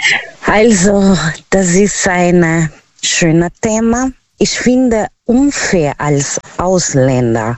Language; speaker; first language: German; non-native, learner; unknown